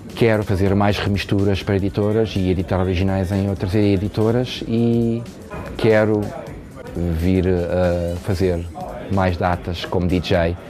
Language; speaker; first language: Portuguese; native; Portuguese